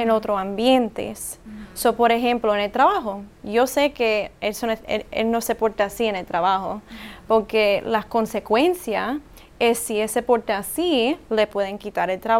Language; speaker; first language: Spanish; early bilingual, heritage; English